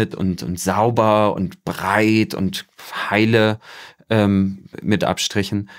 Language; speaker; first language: German; native; German